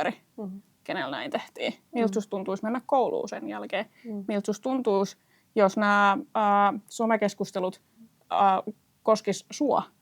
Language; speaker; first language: Finnish; native; Finnish